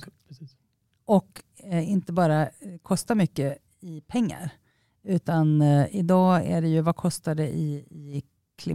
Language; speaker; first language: Swedish; native; Swedish